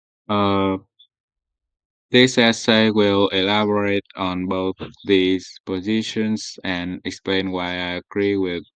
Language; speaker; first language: English; non-native, learner; Vietnamese